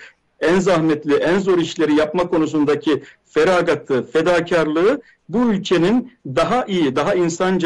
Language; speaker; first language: Turkish; native; Turkish